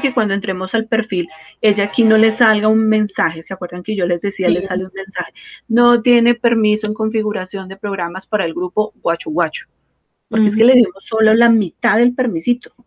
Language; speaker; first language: Spanish; native; Spanish